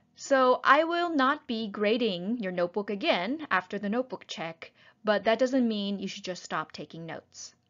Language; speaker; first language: English; native; English